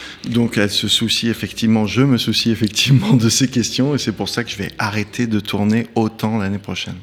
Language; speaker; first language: French; native; French